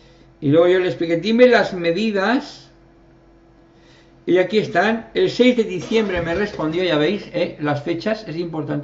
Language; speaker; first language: Spanish; native; Spanish